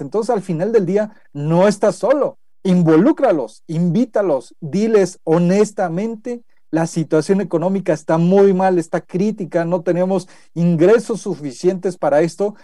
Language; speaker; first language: Spanish; native; Spanish